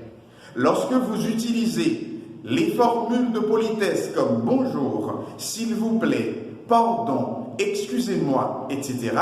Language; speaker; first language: French; non-native, local second language; Haitian Creole